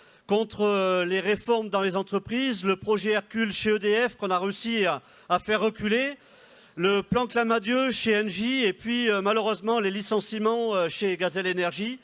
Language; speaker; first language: French; native; French